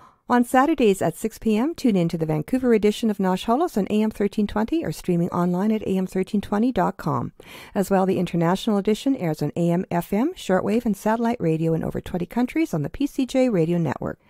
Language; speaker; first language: English; early bilingual, other home language; Ukrainian